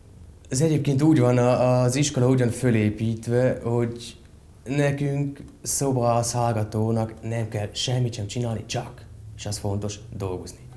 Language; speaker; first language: Hungarian; non-native, fluent; German